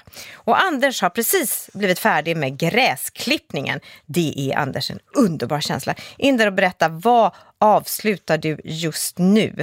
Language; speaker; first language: Swedish; native; Swedish